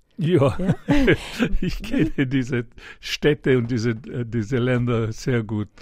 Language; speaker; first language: German; non-native, local second language; Ladin